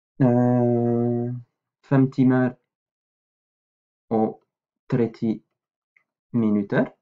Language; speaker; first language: Norwegian; non-native, fluent; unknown